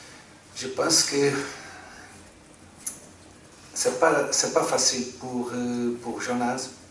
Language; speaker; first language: French; non-native, fluent; Portuguese